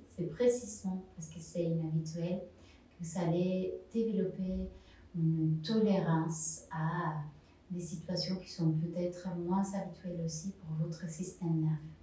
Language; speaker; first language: French; non-native, fluent; Spanish